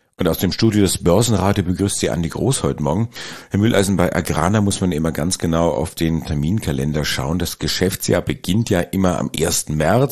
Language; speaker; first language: German; native; German